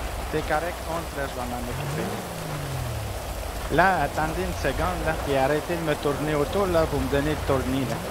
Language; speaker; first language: French; native; French